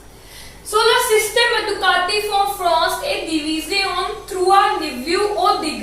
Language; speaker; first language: French; non-native, fluent; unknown